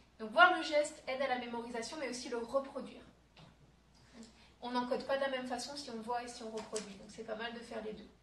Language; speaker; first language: French; native; French